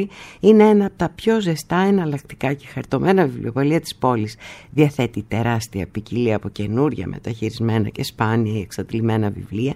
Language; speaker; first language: Greek; native; Greek